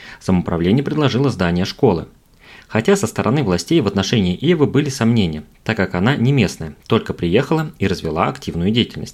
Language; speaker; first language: Russian; native; Russian